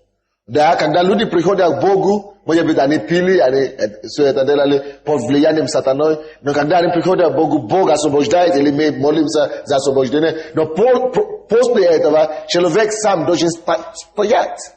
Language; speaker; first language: Russian; non-native, fluent; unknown